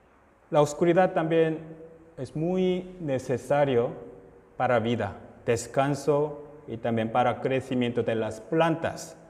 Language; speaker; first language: Spanish; non-native, fluent; Korean